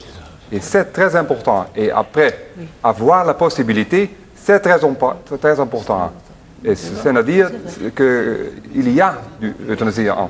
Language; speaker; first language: French; non-native, learner; Dutch